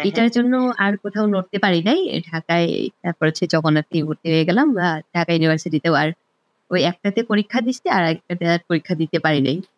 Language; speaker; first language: Bangla; non-native, local second language; Garo